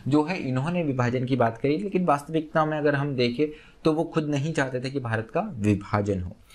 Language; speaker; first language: Hindi; native; Hindi